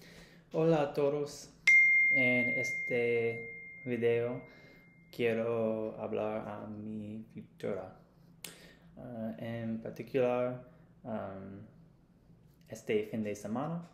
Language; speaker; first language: Spanish; non-native, learner; English